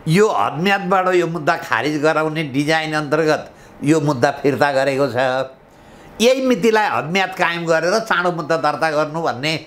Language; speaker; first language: Nepali; native; Nepali